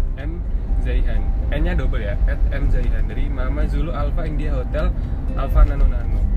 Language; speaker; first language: Indonesian; native; Indonesian